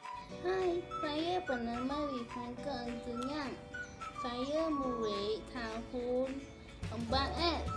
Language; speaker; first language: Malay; non-native, local second language; Chinese